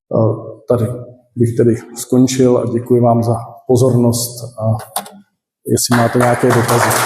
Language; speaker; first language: Czech; native; Czech